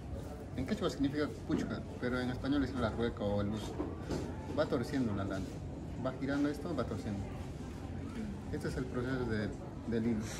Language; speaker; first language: Spanish; native; Spanish